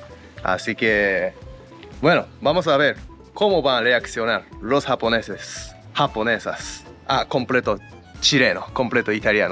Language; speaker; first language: Spanish; non-native, learner; Japanese